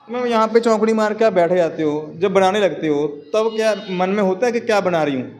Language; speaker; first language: Hindi; non-native, local second language; Punjabi